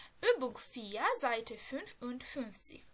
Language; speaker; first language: German; non-native, fluent; Ukrainian